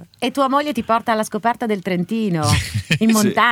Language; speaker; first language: Italian; native; Italian